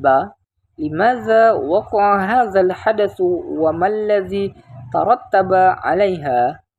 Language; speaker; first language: Arabic; non-native, learner; Indonesian